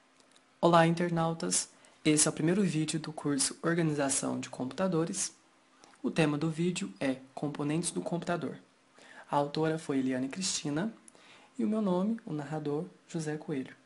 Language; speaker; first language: Portuguese; native; Portuguese